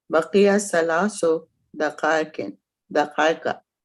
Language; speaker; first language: Arabic; non-native, learner; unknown